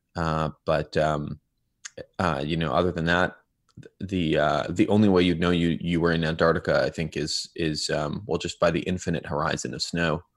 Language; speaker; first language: English; non-native, fluent; Hebrew